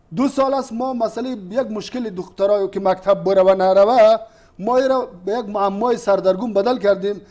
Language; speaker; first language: Persian; native; Persian